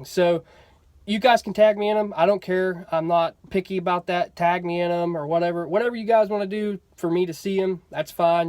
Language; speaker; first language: English; native; English